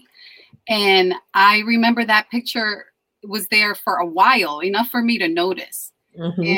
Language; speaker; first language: English; early bilingual, other home language; Spanish